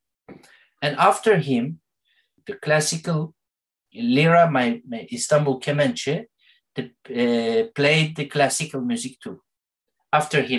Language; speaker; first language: English; non-native, learner; Turkish